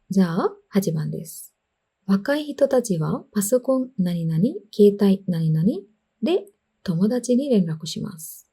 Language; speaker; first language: Japanese; non-native, fluent; Sinhala